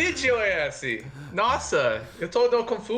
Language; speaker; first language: Portuguese; non-native, fluent; English